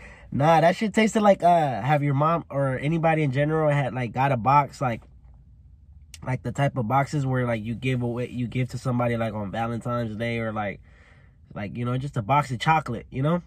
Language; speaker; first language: English; early bilingual, other home language; Spanish